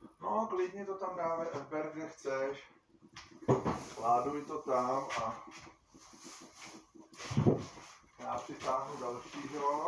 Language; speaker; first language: Czech; native; Czech